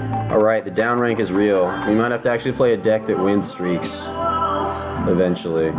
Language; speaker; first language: English; native; English